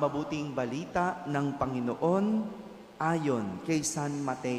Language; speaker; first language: Filipino; native; Filipino